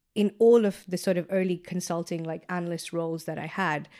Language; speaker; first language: English; non-native, local second language; Gujarati